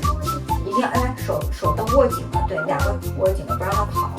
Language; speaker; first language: Chinese; native; Chinese